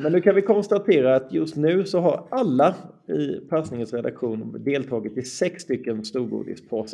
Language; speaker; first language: Swedish; native; Swedish